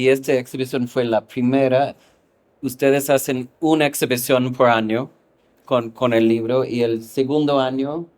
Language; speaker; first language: Spanish; non-native, fluent; English